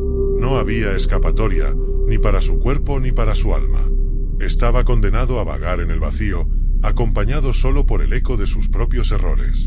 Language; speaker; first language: Spanish; native; Spanish